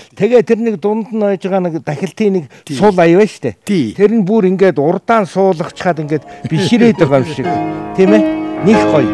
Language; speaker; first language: Mongolian; native; Mongolian